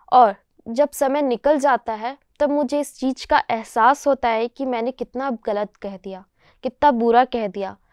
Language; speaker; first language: Hindi; native; Hindi